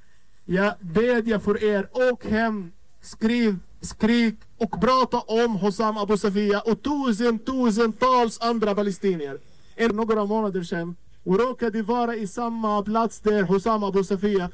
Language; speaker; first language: Swedish; non-native, learner; Arabic